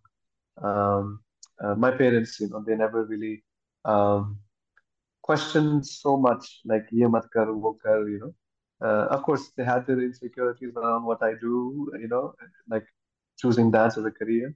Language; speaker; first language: English; non-native, local second language; Hindi